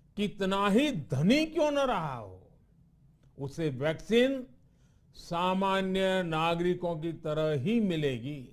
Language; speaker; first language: Hindi; non-native, local second language; Gujarati